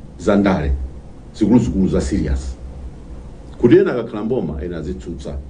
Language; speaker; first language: Nyanja; non-native, local second language; Tumbuka